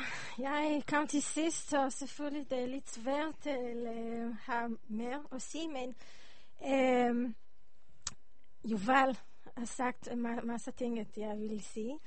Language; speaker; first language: Danish; non-native, learner; Hebrew